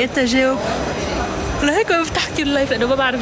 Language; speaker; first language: Arabic; native; Arabic